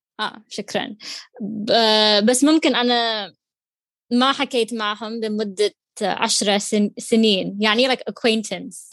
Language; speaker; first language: Arabic; non-native, learner; English